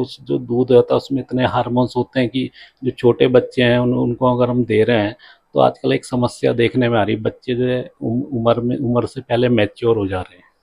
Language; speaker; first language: Hindi; native; Hindi